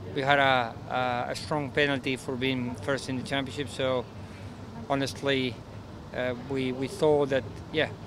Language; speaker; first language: English; non-native, fluent; Spanish